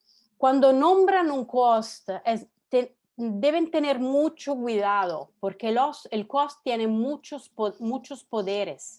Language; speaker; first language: Spanish; non-native, fluent; Italian